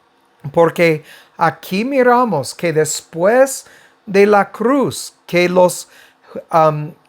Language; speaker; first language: Spanish; non-native, fluent; English